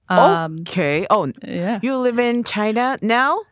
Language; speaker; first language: English; non-native, learner; Japanese